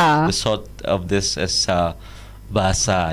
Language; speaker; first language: English; non-native, learner; Indonesian